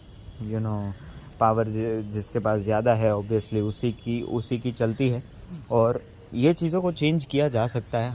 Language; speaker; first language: Hindi; native; Hindi